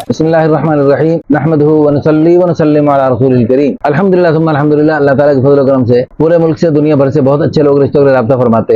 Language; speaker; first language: Urdu; native; Urdu